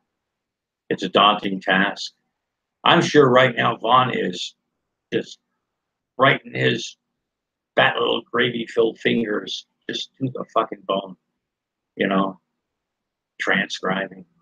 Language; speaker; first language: English; native; English